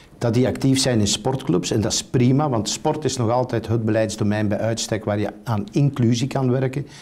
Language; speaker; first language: Dutch; native; Dutch